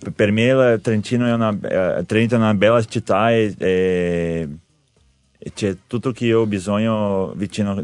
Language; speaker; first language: Italian; non-native, learner; Portuguese